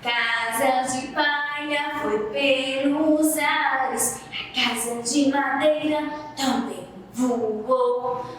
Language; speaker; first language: Portuguese; native; Portuguese